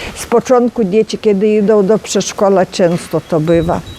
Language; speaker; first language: Polish; non-native, learner; Ukrainian